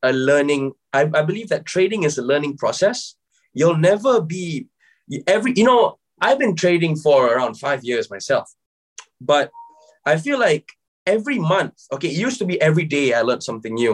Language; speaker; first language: English; non-native, local second language; Malay